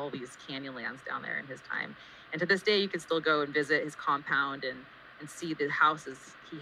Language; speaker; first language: English; native; English